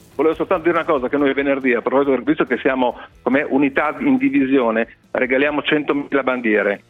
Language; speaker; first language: Italian; native; Italian